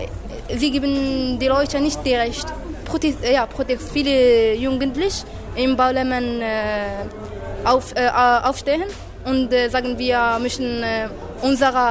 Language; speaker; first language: German; non-native, learner; Arabic